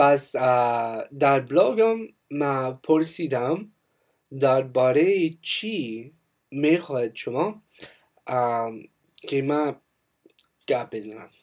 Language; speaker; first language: Persian; non-native, learner; English